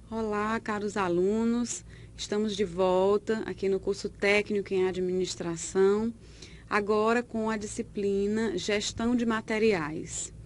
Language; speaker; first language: Portuguese; native; Portuguese